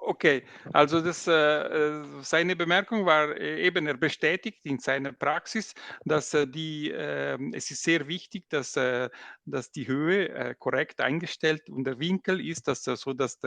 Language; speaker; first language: German; non-native, local second language; French